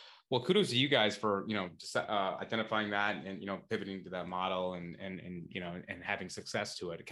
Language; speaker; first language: English; native; English